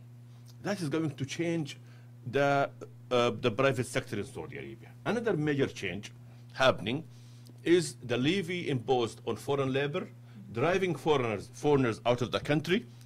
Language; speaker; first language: English; non-native, fluent; Arabic